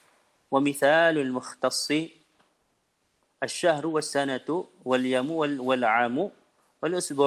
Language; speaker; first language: Arabic; non-native, fluent; Malay